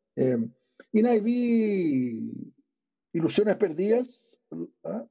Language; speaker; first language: Spanish; early bilingual, other home language; English